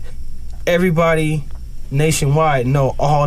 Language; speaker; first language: English; native; English